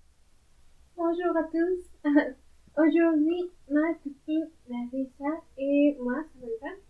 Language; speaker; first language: French; non-native, learner; Spanish